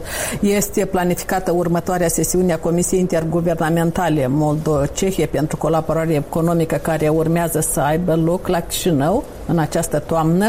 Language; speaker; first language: Romanian; native; Romanian